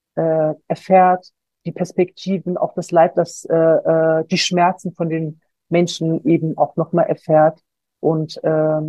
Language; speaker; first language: German; native; German